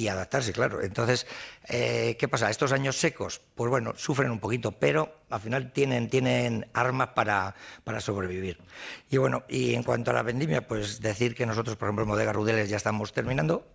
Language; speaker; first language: Spanish; native; Spanish